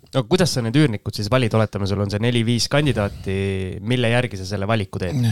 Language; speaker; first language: Estonian; native; Estonian